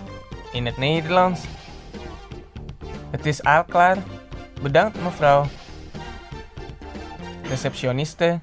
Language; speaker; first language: Dutch; non-native, fluent; Indonesian